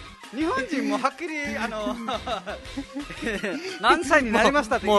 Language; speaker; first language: Japanese; non-native, fluent; Nepali